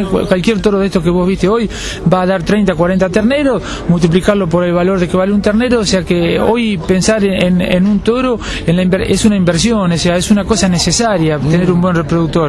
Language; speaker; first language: Spanish; native; Spanish